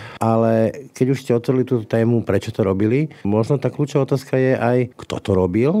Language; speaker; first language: Slovak; native; Slovak